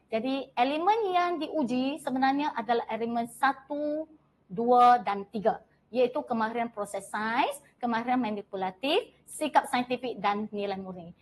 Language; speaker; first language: Malay; non-native, local second language; Chinese